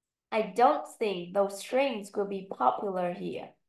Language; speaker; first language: English; non-native, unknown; Vietnamese